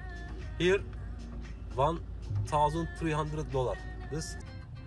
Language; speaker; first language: English; non-native, learner; Turkish